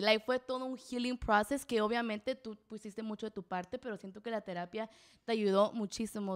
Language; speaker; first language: Spanish; early bilingual, heritage; Spanish